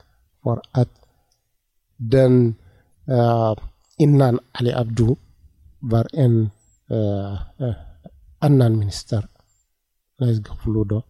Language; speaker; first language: Swedish; non-native, learner; Tigrinya